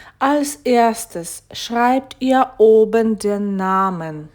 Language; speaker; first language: German; non-native, fluent; Ukrainian